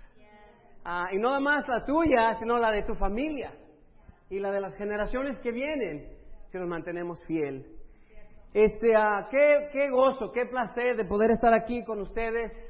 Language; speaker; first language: Spanish; early bilingual, other home language; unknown